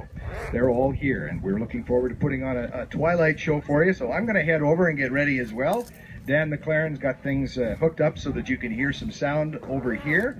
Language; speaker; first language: English; native; English